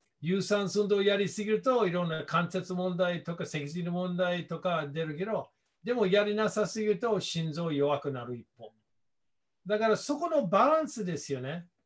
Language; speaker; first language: Japanese; non-native, fluent; English